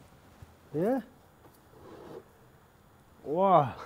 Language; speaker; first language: Chinese; non-native, local second language; Tibetan